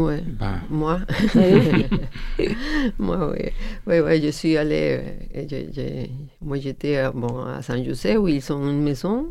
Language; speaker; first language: French; non-native, learner; Spanish